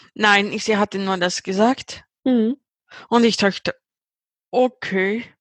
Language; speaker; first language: German; non-native, fluent; Swedish